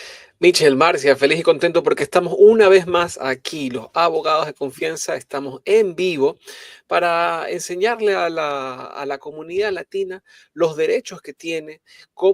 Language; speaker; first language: Spanish; native; Spanish